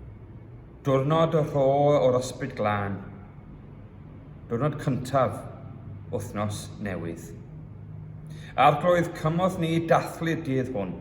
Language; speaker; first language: Welsh; early bilingual, heritage; Welsh